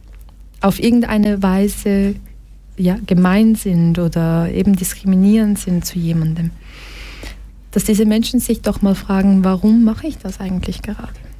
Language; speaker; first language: German; early bilingual, other home language; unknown